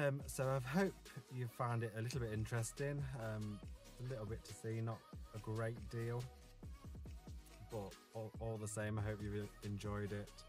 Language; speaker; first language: English; native; English